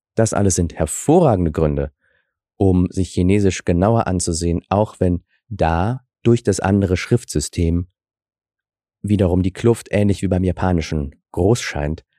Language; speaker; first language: German; early bilingual, other home language; Russian